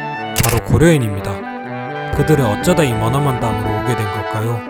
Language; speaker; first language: Korean; native; Korean